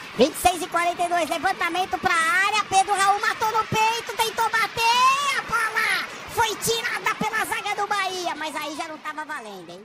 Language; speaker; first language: Portuguese; native; Portuguese